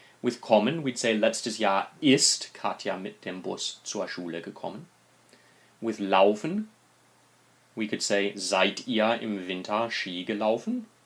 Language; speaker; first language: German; non-native, fluent; English